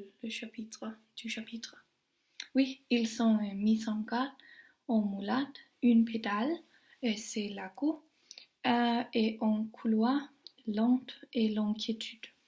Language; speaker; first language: French; non-native, learner; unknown